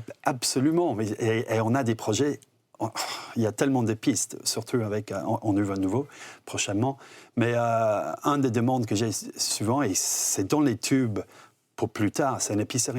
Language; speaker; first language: French; non-native, fluent; English